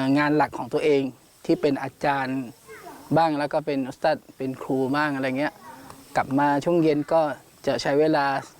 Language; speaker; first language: Thai; non-native, local second language; Malay